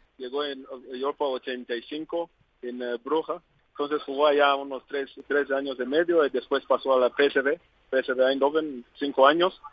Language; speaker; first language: Spanish; non-native, learner; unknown